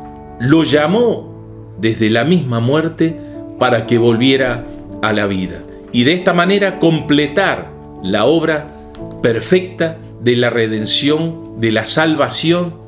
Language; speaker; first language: Spanish; native; Spanish